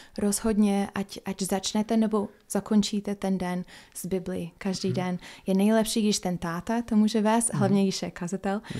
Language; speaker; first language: Czech; non-native, fluent; English